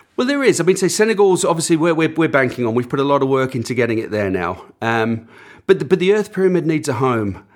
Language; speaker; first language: English; native; English